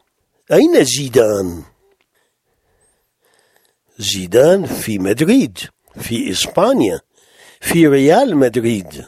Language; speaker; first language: Arabic; non-native, fluent; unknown